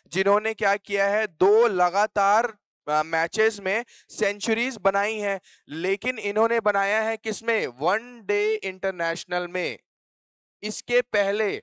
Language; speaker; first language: Hindi; native; Hindi